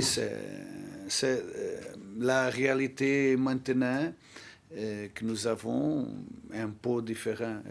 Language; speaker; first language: French; non-native, fluent; Portuguese